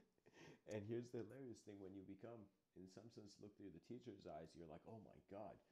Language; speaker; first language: English; native; English